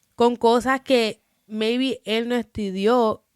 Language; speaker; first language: Spanish; early bilingual, other home language; English